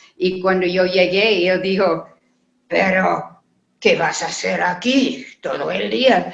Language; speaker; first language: Spanish; non-native, learner; English